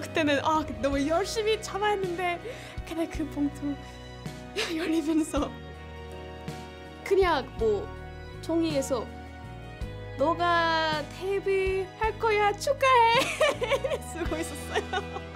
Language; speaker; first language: Korean; non-native, fluent; English